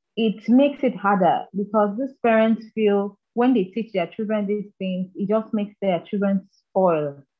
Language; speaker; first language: English; non-native, local second language; Igbo